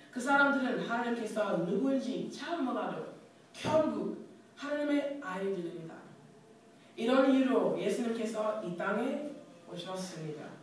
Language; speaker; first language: Korean; non-native, fluent; English